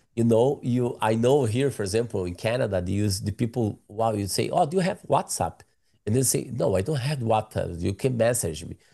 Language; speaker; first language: English; non-native, learner; Portuguese